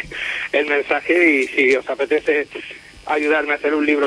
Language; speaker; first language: Spanish; native; Spanish